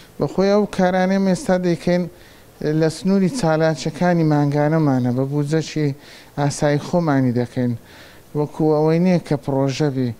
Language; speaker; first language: Central Kurdish; native; Central Kurdish